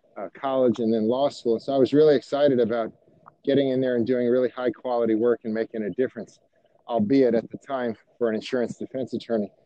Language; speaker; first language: English; native; English